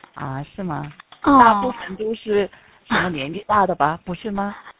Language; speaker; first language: Chinese; non-native, fluent; Korean